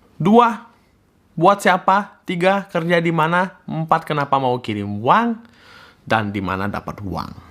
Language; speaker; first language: Indonesian; early bilingual, other home language; Russian